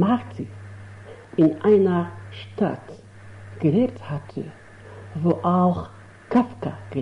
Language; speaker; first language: German; non-native, fluent; Arabic